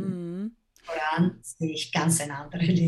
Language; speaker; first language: German; non-native, fluent; Turkish